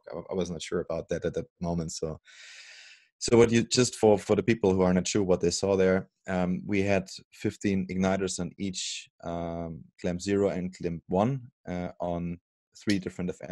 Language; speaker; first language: English; non-native, fluent; German